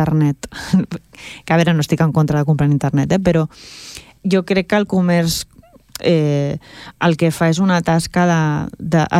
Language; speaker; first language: Catalan; native; Catalan